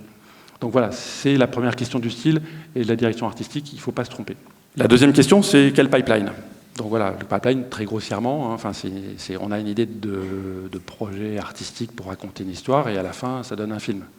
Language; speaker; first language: French; native; French